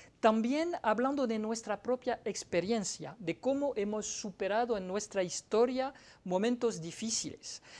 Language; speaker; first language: Spanish; non-native, fluent; French